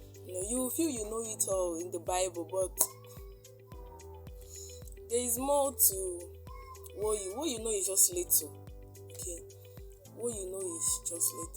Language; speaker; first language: English; non-native, local second language; Igbo